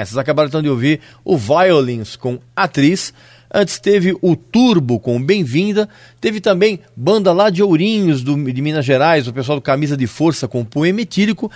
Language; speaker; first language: Portuguese; native; Portuguese